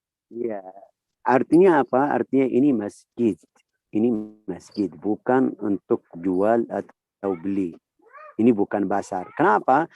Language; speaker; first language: Indonesian; non-native, fluent; Arabic